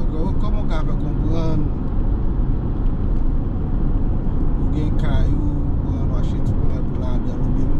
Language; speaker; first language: French; non-native, learner; Haitian Creole